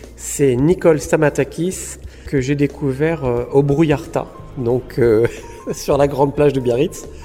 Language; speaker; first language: French; native; French